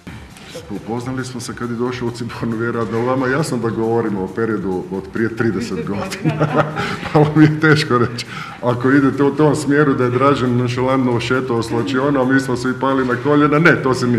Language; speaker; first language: Serbian; native; Serbian